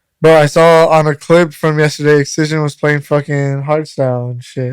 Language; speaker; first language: English; native; English